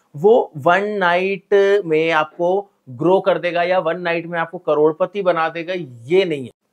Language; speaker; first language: Hindi; native; Hindi